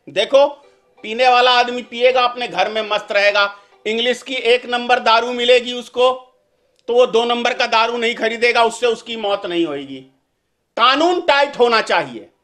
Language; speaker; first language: Hindi; native; Hindi